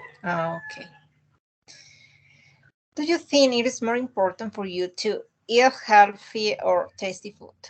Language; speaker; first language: English; non-native, learner; Spanish